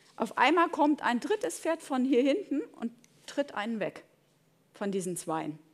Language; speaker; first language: German; native; German